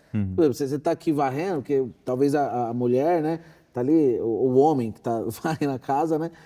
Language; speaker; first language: Portuguese; native; Portuguese